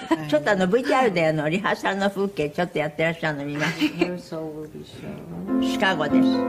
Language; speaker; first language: Japanese; native; Japanese